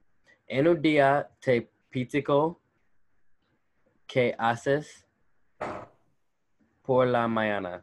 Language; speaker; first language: Spanish; non-native, learner; English